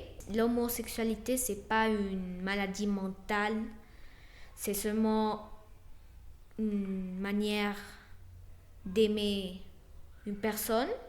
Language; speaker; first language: French; non-native, fluent; Spanish